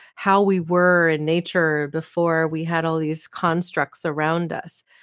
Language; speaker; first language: English; native; English